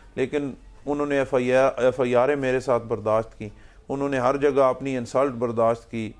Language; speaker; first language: Urdu; non-native, local second language; Punjabi